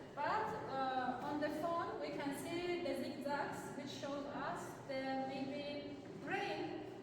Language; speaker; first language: English; non-native, learner; Azerbaijani